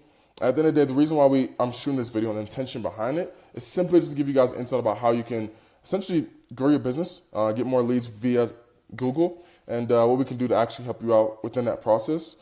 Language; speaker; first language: English; native; English